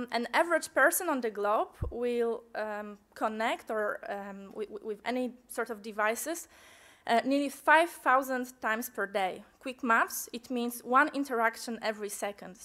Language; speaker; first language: English; non-native, fluent; Polish